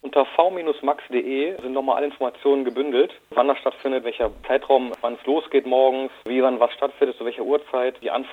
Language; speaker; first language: German; native; German